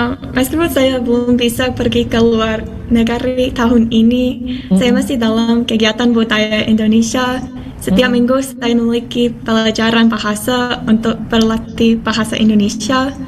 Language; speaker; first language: Indonesian; non-native, learner; English